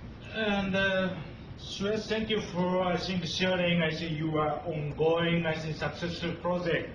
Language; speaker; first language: English; non-native, fluent; Japanese